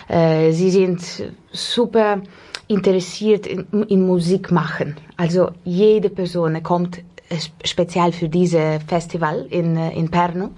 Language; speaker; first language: German; non-native, fluent; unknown